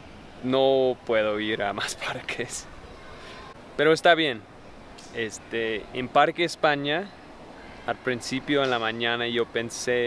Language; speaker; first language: Spanish; non-native, fluent; English